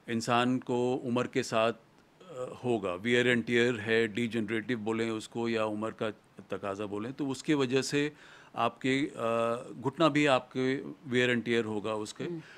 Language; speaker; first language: Hindi; native; Hindi